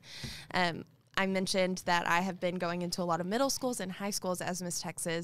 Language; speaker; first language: English; native; English